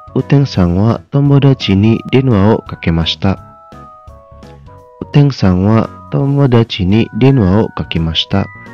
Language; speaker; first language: Japanese; non-native, fluent; Indonesian